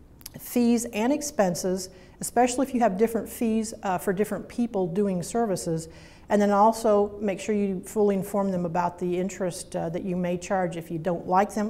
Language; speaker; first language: English; native; English